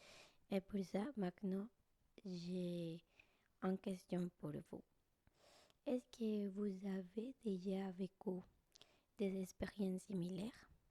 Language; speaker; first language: French; non-native, learner; Spanish